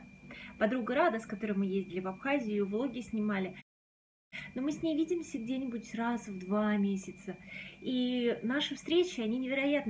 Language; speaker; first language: Russian; native; Russian